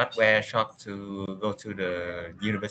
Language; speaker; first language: English; non-native, learner; Vietnamese